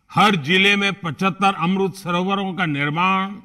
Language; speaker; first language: Hindi; non-native, local second language; Gujarati